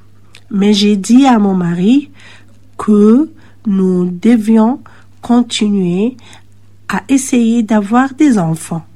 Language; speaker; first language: French; non-native, local second language; Arabic